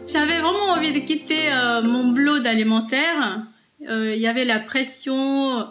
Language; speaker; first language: French; non-native, fluent; Korean